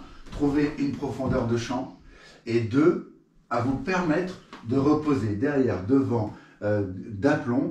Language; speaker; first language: French; native; French